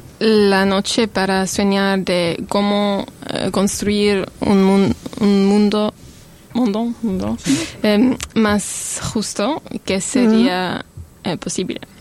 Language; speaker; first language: Spanish; non-native, learner; French